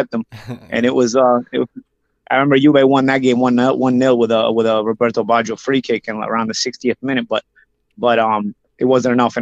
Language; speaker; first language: English; early bilingual, other home language; Italian